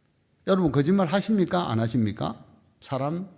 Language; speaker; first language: Korean; native; Korean